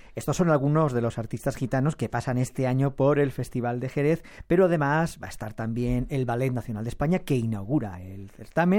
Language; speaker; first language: Spanish; native; Spanish